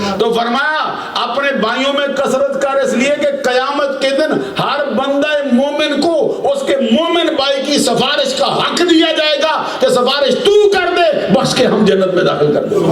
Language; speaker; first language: Urdu; non-native, local second language; Punjabi